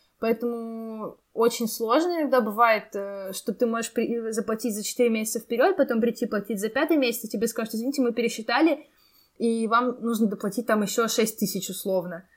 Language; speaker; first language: Russian; native; Russian